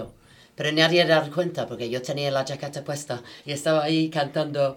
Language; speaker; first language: Spanish; non-native, fluent; English